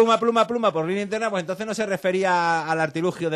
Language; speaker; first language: Spanish; native; Spanish